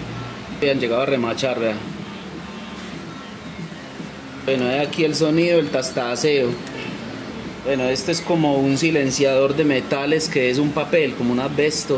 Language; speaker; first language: Spanish; native; Spanish